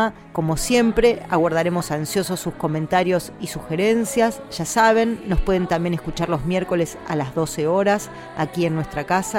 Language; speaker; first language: Spanish; native; Spanish